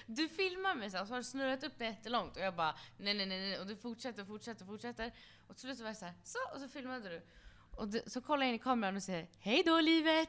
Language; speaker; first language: Swedish; early bilingual, other home language; Kurdish